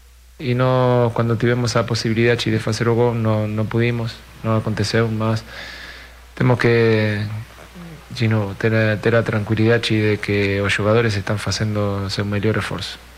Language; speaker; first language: Portuguese; non-native, fluent; Spanish